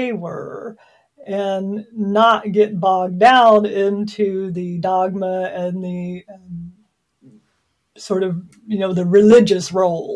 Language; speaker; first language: English; native; English